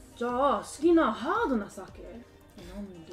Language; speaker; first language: Japanese; non-native, learner; English